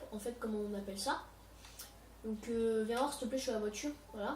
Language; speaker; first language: French; native; French